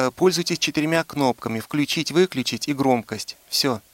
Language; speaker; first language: Russian; native; Russian